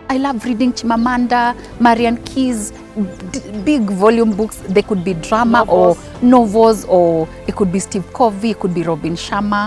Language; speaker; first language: English; non-native, local second language; Kikuyu